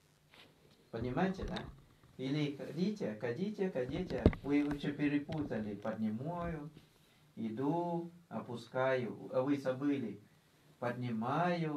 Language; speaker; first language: Russian; non-native, learner; Thai